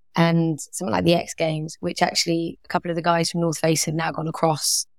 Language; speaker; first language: English; native; English